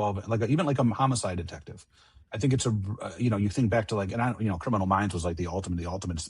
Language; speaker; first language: English; native; English